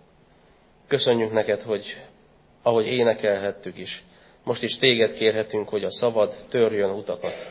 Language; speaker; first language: Hungarian; native; Hungarian